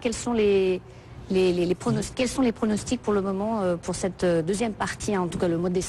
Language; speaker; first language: French; native; French